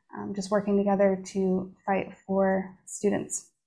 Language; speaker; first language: English; native; English